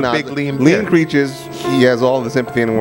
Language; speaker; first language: English; native; English